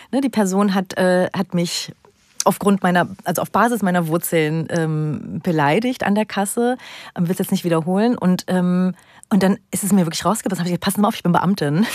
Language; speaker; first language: German; early bilingual, other home language; Turkish